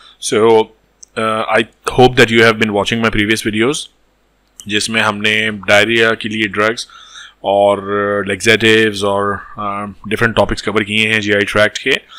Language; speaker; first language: English; non-native, local second language; Hindi